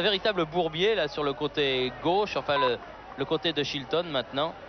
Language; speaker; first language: French; native; French